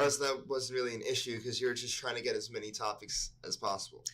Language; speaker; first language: English; native; English